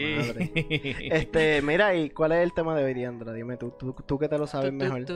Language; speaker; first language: Spanish; native; Spanish